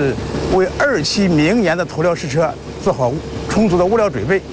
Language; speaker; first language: Chinese; native; Chinese